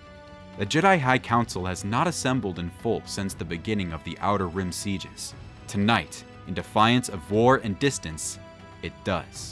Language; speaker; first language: English; native; English